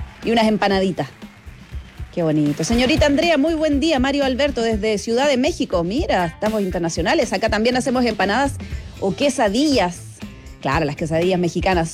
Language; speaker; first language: Spanish; native; Spanish